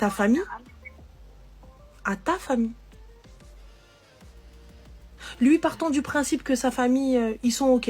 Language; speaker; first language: French; native; French